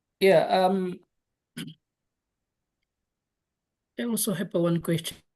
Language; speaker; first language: English; non-native, local second language; Indonesian